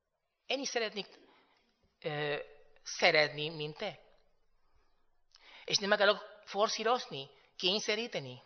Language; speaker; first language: Hungarian; non-native, fluent; Spanish